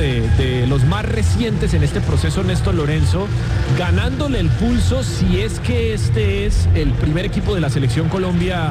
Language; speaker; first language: Spanish; native; Spanish